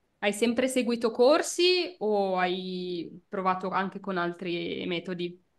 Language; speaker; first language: Italian; native; Italian